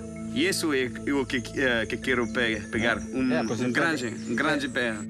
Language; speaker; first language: Portuguese; non-native, learner; French